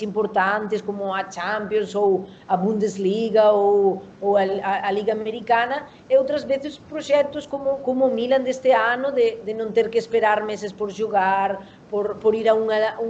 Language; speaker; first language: Portuguese; non-native, learner; Spanish